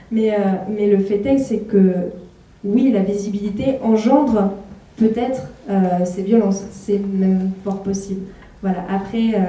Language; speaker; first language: French; native; French